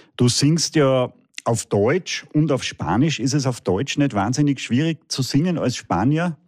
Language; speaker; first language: German; native; German